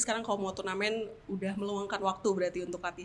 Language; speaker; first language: Indonesian; native; Indonesian